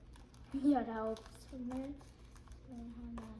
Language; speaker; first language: Korean; early bilingual, other home language; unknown